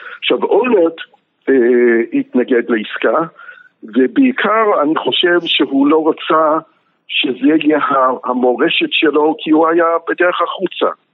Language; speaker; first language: Hebrew; non-native, fluent; English